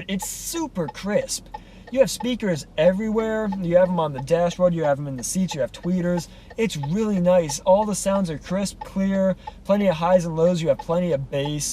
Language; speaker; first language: English; native; English